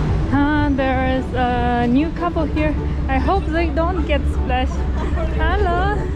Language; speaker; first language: English; non-native, fluent; Chinese